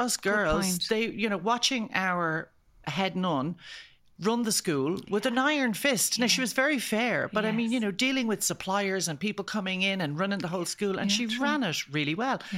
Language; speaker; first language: English; native; English